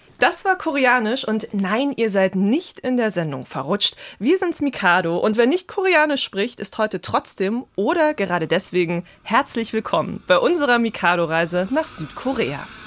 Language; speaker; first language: German; native; German